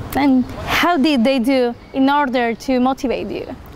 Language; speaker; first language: English; non-native, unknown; Spanish